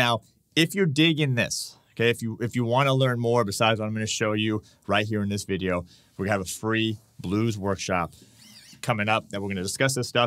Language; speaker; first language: English; native; English